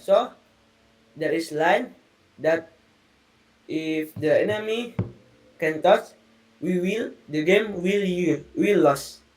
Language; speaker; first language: English; non-native, learner; Indonesian